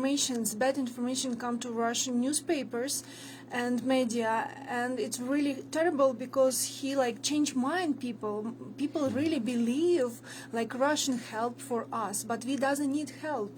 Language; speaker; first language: English; non-native, learner; Ukrainian